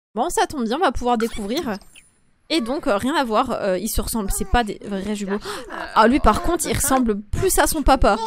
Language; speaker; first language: French; non-native, fluent; Polish